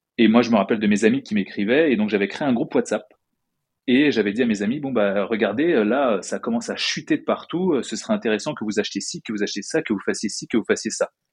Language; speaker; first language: French; native; French